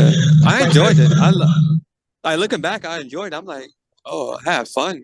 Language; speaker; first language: English; native; English